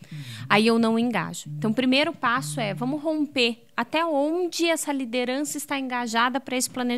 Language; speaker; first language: Portuguese; native; Portuguese